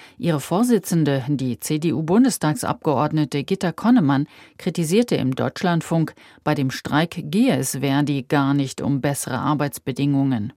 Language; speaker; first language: German; native; German